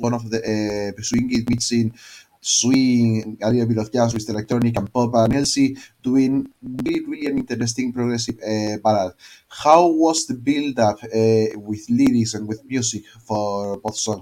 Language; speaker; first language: English; non-native, learner; Spanish